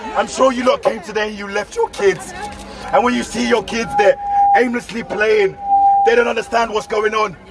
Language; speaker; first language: English; native; English